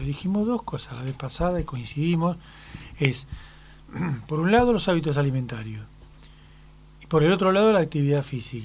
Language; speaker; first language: Spanish; native; Spanish